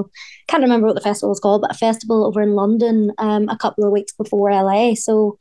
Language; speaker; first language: English; native; English